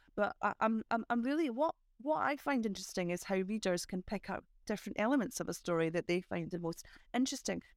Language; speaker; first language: English; native; English